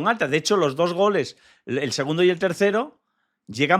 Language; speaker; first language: Spanish; native; Spanish